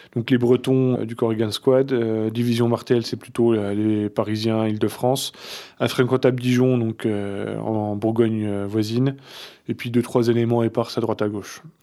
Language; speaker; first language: French; native; French